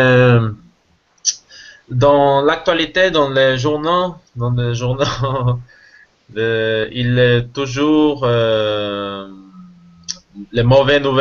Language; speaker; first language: French; non-native, learner; Spanish